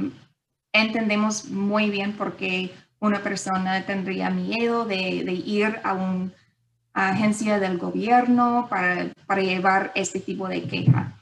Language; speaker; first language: Spanish; non-native, fluent; English